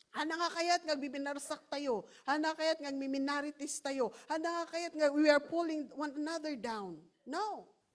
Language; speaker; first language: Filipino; non-native, local second language; Iloko